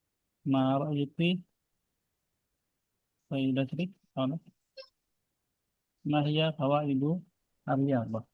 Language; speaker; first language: Arabic; non-native, fluent; Indonesian